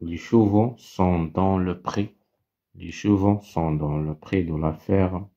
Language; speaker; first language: French; non-native, local second language; Arabic